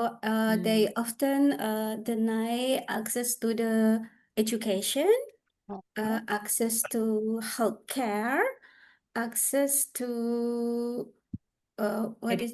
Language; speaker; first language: English; non-native, learner; Indonesian